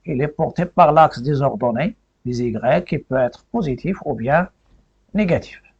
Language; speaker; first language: French; non-native, local second language; Arabic